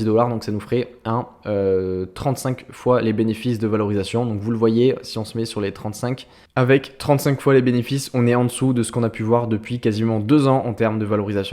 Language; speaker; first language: French; native; French